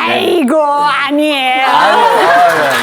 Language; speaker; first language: Korean; non-native, fluent; Italian